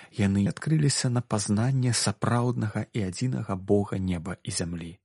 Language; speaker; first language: Belarusian; native; Belarusian